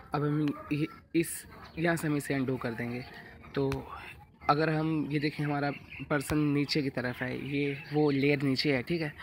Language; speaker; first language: Urdu; non-native, local second language; Punjabi